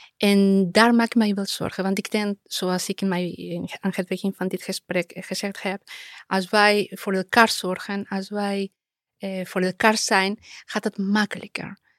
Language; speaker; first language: Dutch; non-native, fluent; Spanish